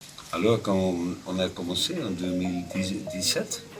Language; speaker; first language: French; non-native, fluent; Dutch